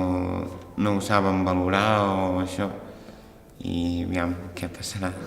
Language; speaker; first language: Catalan; early bilingual, other home language; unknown